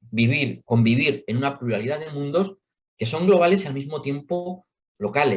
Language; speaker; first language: Spanish; native; Spanish